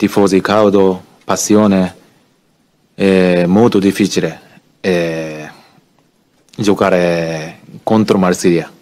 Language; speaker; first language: Italian; non-native, learner; Japanese